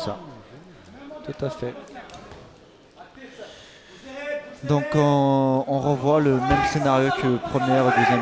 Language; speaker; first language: French; native; French